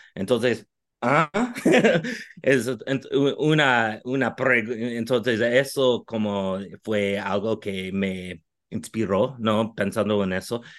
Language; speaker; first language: Spanish; non-native, fluent; English